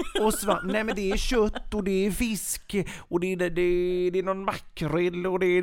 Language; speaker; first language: Swedish; native; Swedish